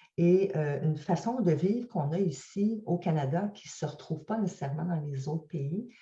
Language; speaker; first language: French; native; French